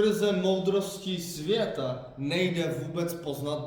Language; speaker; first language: Czech; non-native, fluent; Korean